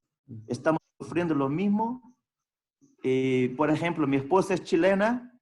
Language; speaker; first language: Spanish; non-native, fluent; Portuguese